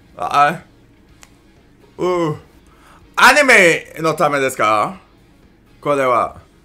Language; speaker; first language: Japanese; non-native, learner; English